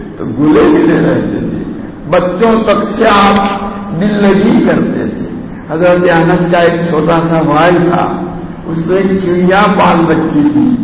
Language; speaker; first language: Urdu; non-native, local second language; Gujarati